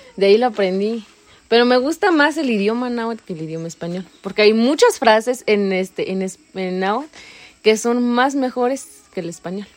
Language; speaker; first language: Spanish; non-native, local second language; Nahuatl languages